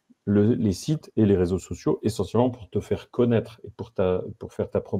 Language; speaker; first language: French; native; French